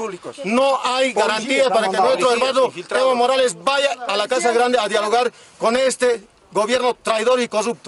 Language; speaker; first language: Spanish; native; Spanish